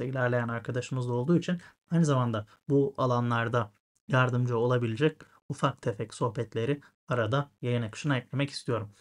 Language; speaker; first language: Turkish; native; Turkish